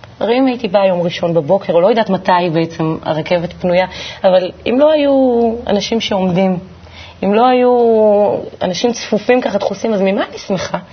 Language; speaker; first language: Hebrew; native; Hebrew